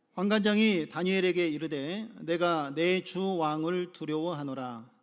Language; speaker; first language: Korean; native; Korean